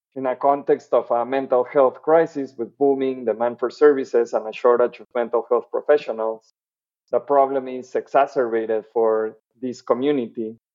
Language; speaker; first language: English; non-native, fluent; Spanish